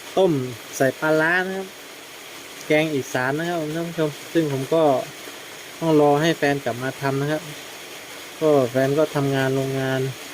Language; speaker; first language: Thai; native; Thai